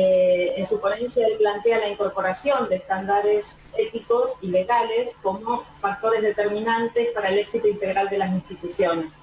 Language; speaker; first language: Spanish; native; Spanish